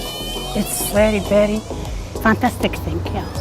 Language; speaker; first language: English; non-native, learner; Arabic